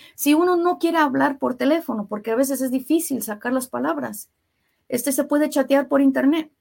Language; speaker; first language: Spanish; early bilingual, heritage; Spanish